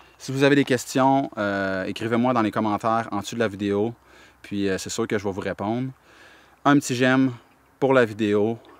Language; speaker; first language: French; native; French